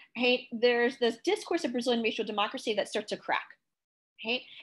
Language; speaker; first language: English; native; English